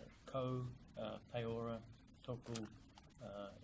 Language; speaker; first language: Māori; non-native, learner; English